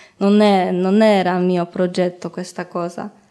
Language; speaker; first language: Italian; non-native, learner; Polish